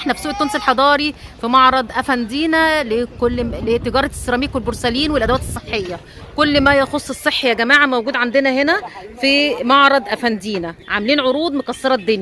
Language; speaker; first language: Arabic; native; Arabic